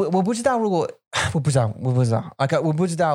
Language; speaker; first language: Chinese; non-native, learner; English